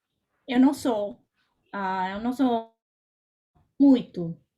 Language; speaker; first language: Portuguese; non-native, learner; English